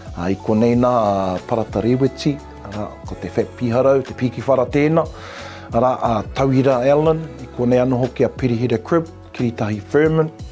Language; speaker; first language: Māori; native; Māori